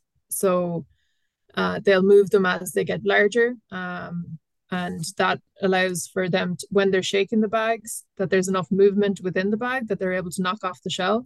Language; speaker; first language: English; native; English